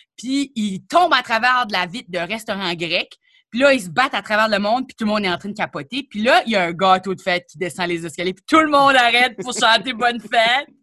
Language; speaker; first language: French; native; French